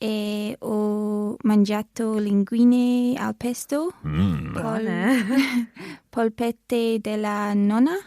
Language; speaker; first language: Italian; non-native, learner; English